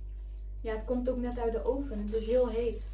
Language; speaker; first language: Dutch; native; Dutch